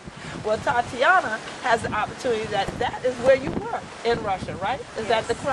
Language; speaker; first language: English; native; English